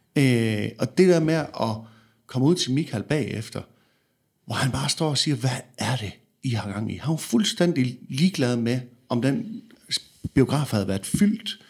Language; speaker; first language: Danish; native; Danish